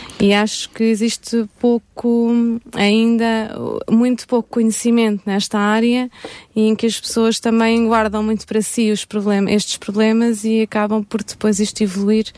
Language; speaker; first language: Portuguese; native; Portuguese